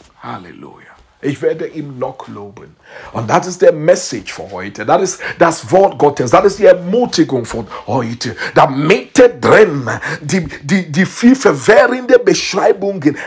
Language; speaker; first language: German; non-native, learner; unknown